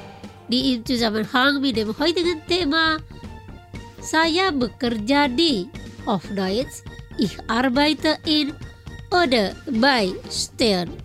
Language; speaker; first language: German; non-native, fluent; Indonesian